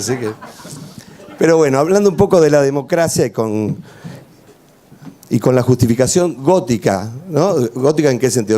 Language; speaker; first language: Spanish; native; Spanish